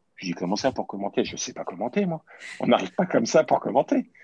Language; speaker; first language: French; native; French